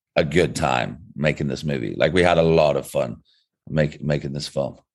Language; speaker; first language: English; native; English